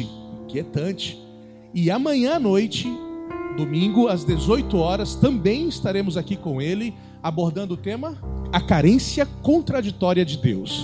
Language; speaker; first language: Portuguese; native; Portuguese